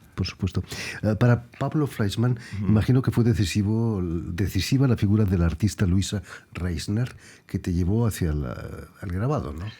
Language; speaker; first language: Spanish; native; Spanish